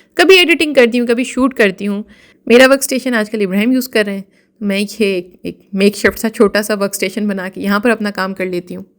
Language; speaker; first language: Urdu; native; Urdu